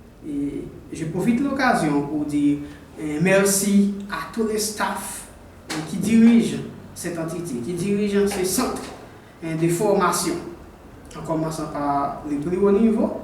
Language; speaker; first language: French; non-native, local second language; Haitian Creole